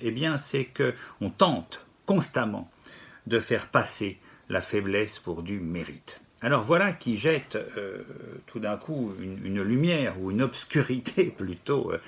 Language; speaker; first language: French; native; French